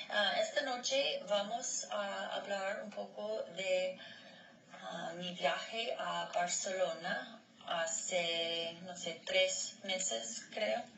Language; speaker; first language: Spanish; non-native, learner; English